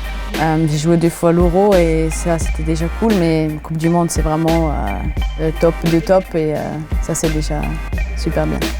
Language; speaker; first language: French; non-native, local second language; German